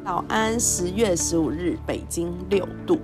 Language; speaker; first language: Chinese; native; Chinese